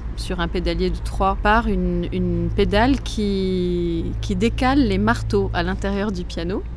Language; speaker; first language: French; native; French